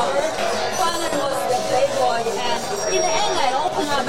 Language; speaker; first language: English; non-native, learner; Chinese